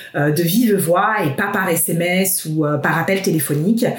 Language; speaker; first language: French; native; French